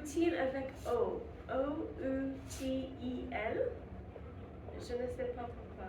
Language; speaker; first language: French; non-native, learner; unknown